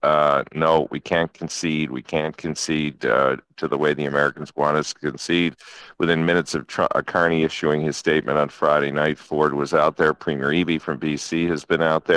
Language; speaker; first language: English; native; English